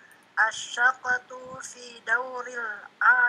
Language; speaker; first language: Arabic; non-native, learner; Indonesian